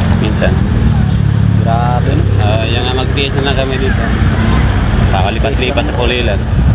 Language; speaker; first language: Filipino; non-native, local second language; Cebuano